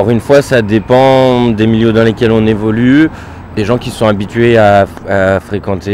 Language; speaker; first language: French; native; French